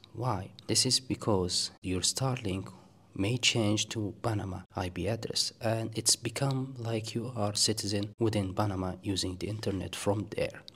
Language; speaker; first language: English; non-native, fluent; Arabic